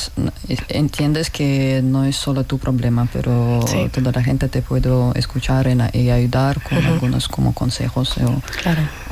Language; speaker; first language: Spanish; non-native, learner; Russian